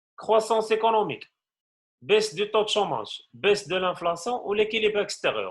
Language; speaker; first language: French; non-native, local second language; Arabic